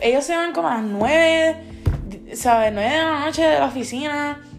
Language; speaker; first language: Spanish; early bilingual, heritage; Spanish